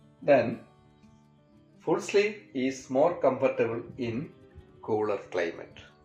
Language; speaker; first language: English; non-native, local second language; Malayalam